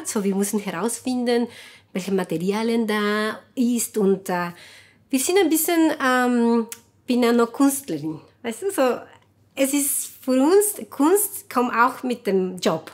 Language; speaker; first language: German; non-native, fluent; Spanish